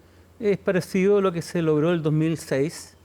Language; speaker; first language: Spanish; native; Spanish